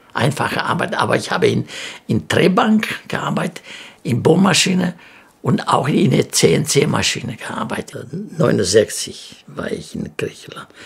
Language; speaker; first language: German; non-native, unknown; Greek